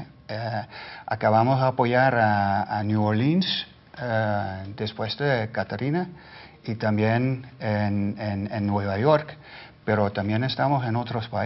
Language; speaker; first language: Spanish; non-native, fluent; Dutch